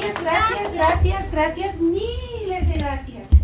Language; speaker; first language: Spanish; native; Spanish